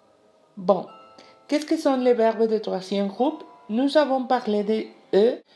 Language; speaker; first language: French; non-native, learner; Spanish